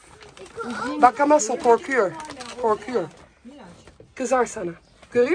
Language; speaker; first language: Turkish; early bilingual, heritage; Turkish